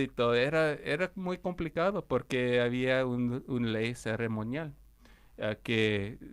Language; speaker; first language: Spanish; non-native, fluent; English